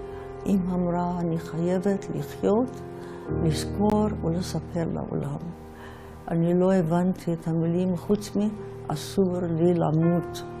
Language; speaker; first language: Hebrew; non-native, fluent; Yiddish